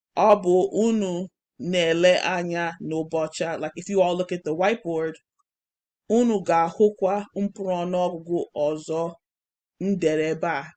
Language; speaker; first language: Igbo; non-native, learner; English